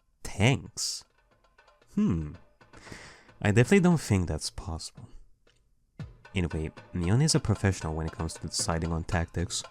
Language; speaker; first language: English; native; English